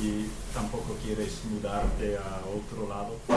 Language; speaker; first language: Spanish; non-native, fluent; English